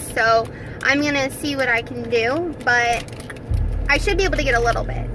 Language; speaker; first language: English; native; English